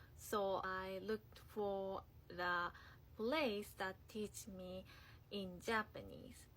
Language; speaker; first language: English; non-native, learner; Japanese